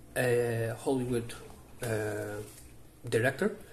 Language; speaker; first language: English; non-native, learner; Portuguese